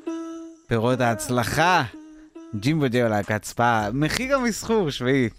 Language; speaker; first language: Hebrew; native; Hebrew